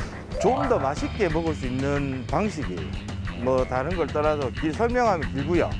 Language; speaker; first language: Korean; native; Korean